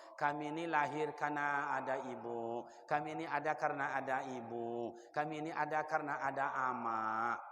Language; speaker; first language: Malay; non-native, local second language; Minangkabau